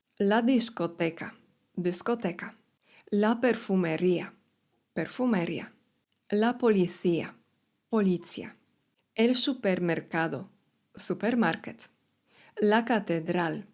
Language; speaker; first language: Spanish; non-native, fluent; Polish